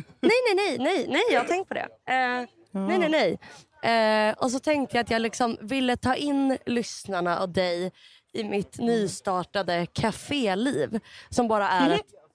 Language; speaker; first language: Swedish; native; Swedish